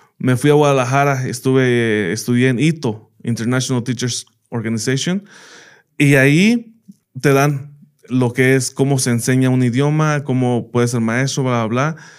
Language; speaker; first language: Spanish; early bilingual, heritage; Spanish